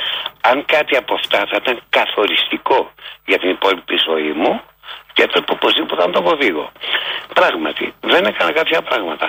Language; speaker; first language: Greek; native; Greek